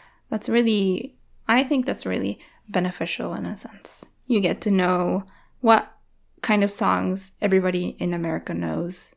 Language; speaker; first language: English; early bilingual, other home language; Japanese